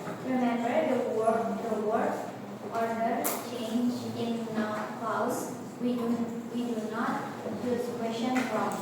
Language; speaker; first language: English; non-native, learner; Indonesian